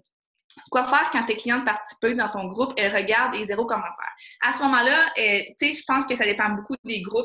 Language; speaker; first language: French; native; French